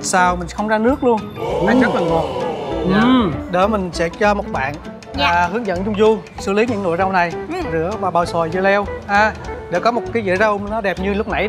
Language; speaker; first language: Vietnamese; native; Vietnamese